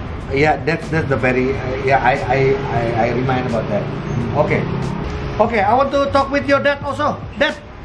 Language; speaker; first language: English; non-native, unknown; Indonesian